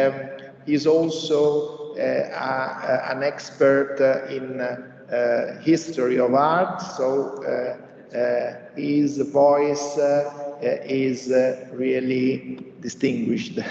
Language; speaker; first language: English; non-native, fluent; Italian